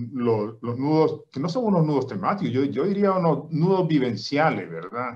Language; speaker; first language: Spanish; native; Spanish